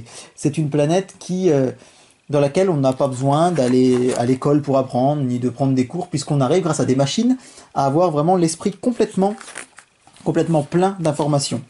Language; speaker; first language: French; native; French